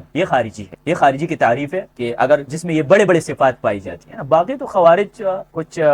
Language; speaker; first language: Urdu; non-native, local second language; Pashto